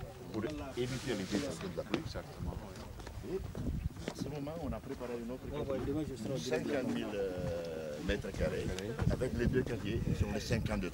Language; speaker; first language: French; non-native, fluent; Italian